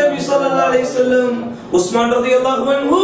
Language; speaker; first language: Arabic; non-native, fluent; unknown